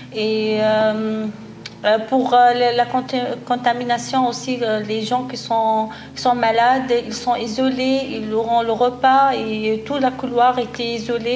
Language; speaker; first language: French; non-native, local second language; Arabic